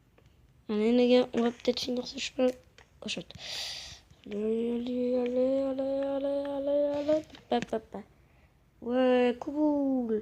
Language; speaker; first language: French; native; French